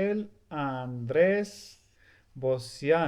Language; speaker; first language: Spanish; non-native, fluent; English